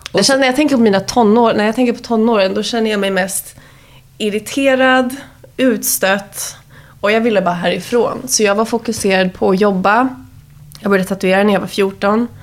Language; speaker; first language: Swedish; early bilingual, heritage; Swedish